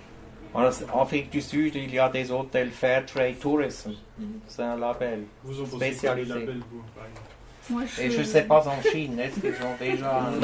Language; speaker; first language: French; non-native, fluent; German